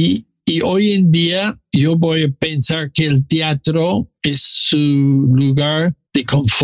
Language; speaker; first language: Spanish; non-native, learner; English